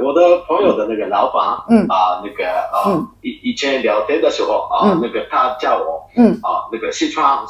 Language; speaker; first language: Chinese; non-native, fluent; Japanese